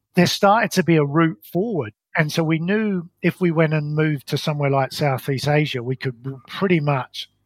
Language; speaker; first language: English; native; English